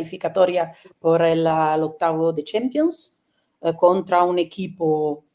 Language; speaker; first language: Spanish; non-native, learner; Italian